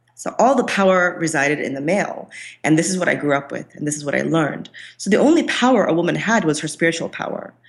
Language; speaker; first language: English; non-native, local second language; Bangla